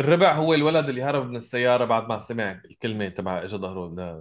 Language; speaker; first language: Arabic; native; Arabic